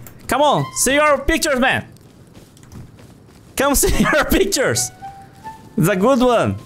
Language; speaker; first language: English; non-native, learner; Portuguese